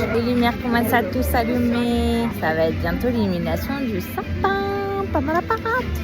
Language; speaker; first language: French; native; French